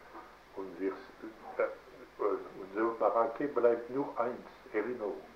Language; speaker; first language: German; non-native, learner; French